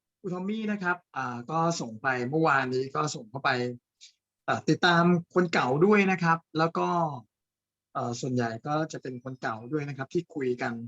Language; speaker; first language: Thai; native; Thai